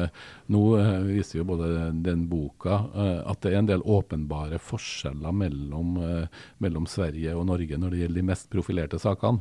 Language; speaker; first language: Norwegian; native; Norwegian